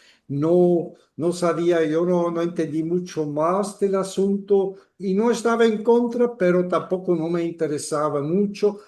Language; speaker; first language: Spanish; non-native, fluent; German